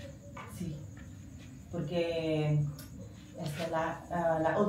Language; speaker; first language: Spanish; non-native, learner; Filipino